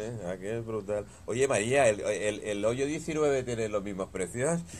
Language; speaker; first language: Spanish; native; Spanish